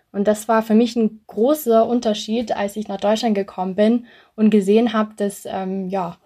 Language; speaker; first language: German; early bilingual, other home language; English